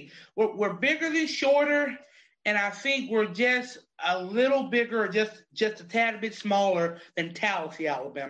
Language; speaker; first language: English; native; English